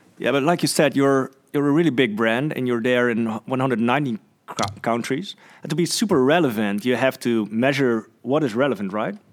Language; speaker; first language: English; non-native, fluent; Dutch